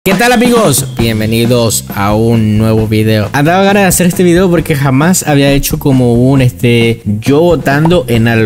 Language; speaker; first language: Spanish; native; Spanish